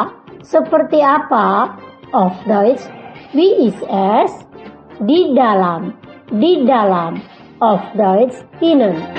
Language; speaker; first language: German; non-native, fluent; Indonesian